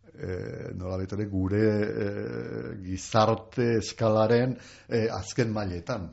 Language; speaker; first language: Basque; non-native, local second language; Spanish